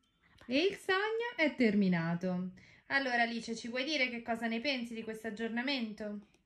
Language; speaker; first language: Italian; native; Italian